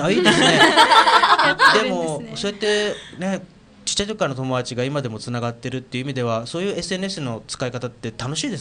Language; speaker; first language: Japanese; native; Japanese